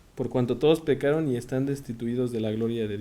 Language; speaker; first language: Spanish; native; Spanish